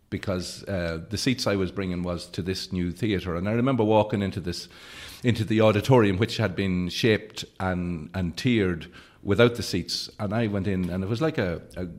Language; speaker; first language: English; native; English